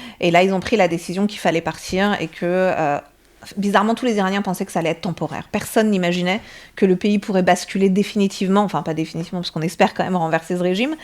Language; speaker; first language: French; early bilingual, other home language; Persian